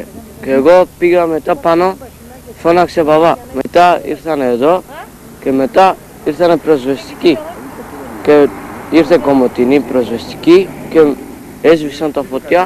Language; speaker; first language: Greek; non-native, local second language; Turkish